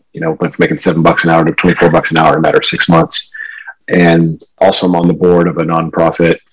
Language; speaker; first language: English; native; English